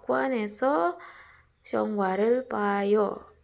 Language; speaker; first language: Korean; non-native, fluent; Indonesian